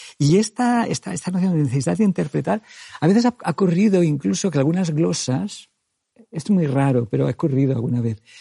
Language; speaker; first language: Spanish; native; Spanish